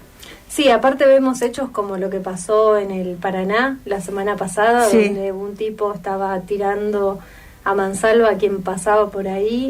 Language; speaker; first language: Spanish; native; Spanish